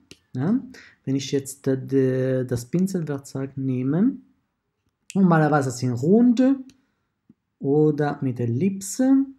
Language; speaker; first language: German; non-native, fluent; Italian